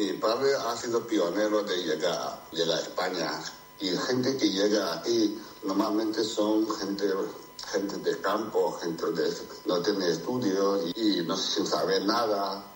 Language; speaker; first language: Spanish; non-native, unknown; Chinese